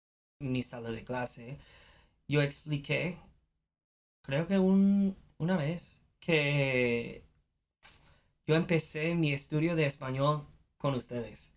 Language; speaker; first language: Spanish; non-native, fluent; English